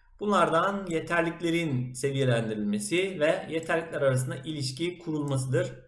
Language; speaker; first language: Turkish; native; Turkish